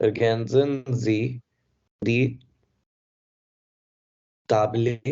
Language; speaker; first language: German; non-native, learner; Hindi